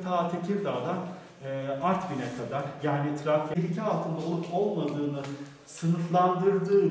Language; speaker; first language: Turkish; native; Turkish